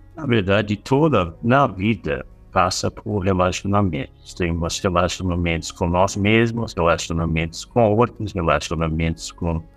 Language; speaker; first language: Portuguese; non-native, fluent; English